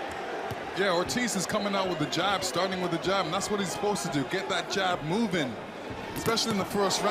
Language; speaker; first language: English; native; English